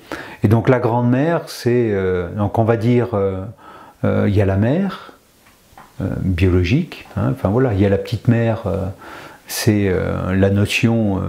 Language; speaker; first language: French; native; French